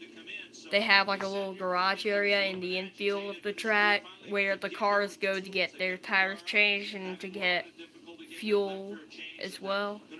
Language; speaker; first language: English; native; English